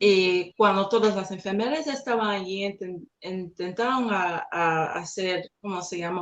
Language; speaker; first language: Spanish; non-native, learner; English